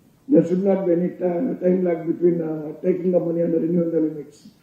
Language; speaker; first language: English; non-native, local second language; Telugu